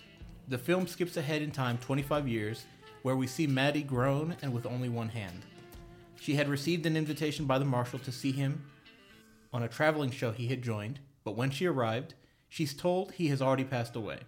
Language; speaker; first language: English; native; English